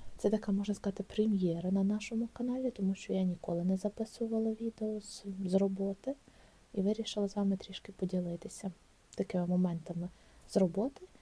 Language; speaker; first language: Ukrainian; native; Ukrainian